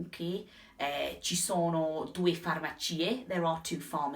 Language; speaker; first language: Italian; non-native, fluent; English